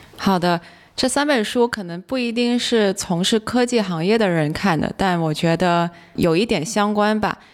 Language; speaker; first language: Chinese; non-native, local second language; Cantonese